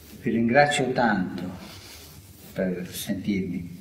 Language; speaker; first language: Italian; non-native, fluent; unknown